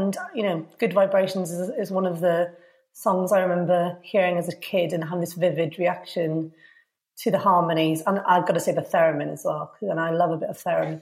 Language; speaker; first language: English; native; English